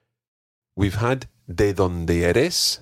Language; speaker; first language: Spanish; non-native, fluent; English